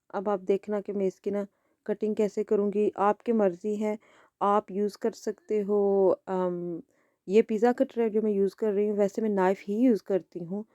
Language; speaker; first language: Hindi; early bilingual, heritage; Hindi